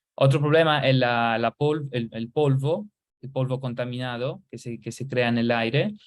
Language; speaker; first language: Spanish; non-native, learner; Italian